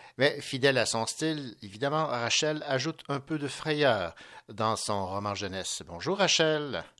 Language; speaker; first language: French; native; French